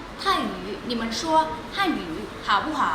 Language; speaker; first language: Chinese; non-native, fluent; Thai